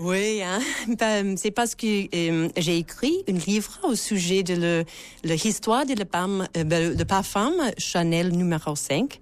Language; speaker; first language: French; non-native, learner; English